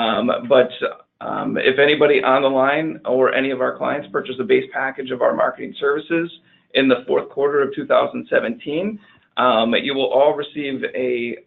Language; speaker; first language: English; native; English